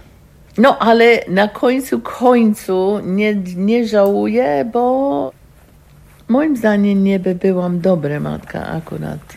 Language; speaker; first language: Polish; non-native, learner; English